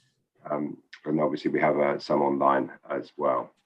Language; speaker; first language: English; native; English